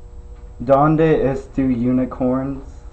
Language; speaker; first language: Spanish; non-native, learner; English